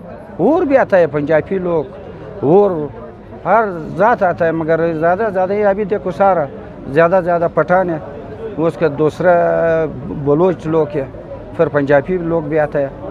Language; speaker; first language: Hindi; non-native, local second language; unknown